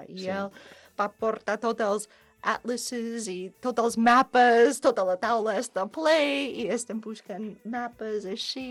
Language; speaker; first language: Catalan; non-native, learner; English